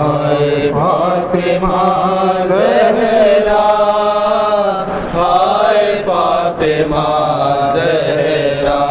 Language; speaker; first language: Urdu; native; Urdu